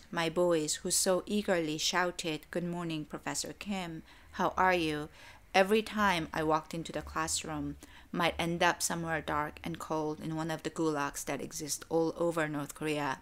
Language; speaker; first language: English; non-native, fluent; Korean